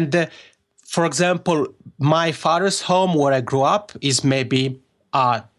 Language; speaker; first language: English; non-native, fluent; Italian